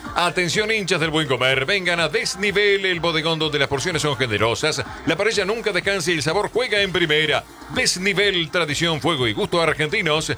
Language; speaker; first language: Spanish; native; Spanish